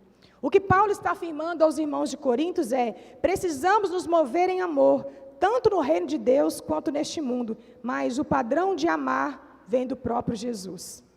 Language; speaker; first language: Portuguese; native; Portuguese